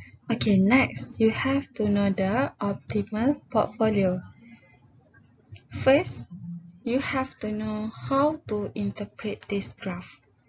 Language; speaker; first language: English; non-native, local second language; Malay